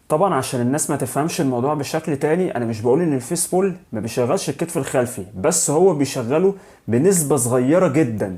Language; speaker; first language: Arabic; native; Arabic